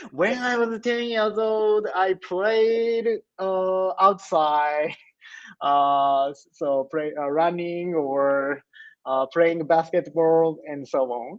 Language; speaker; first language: English; non-native, learner; Japanese